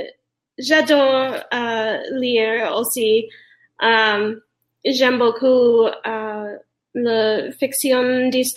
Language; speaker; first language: French; non-native, learner; English